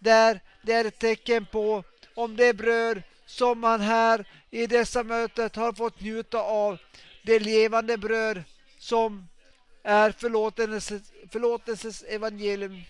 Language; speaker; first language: Swedish; non-native, local second language; Finnish